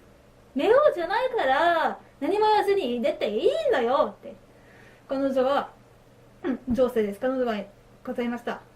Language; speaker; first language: Japanese; non-native, learner; French